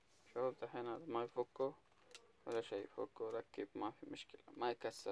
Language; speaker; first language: Arabic; non-native, learner; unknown